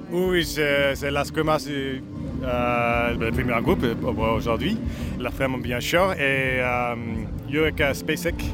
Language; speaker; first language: French; non-native, learner; English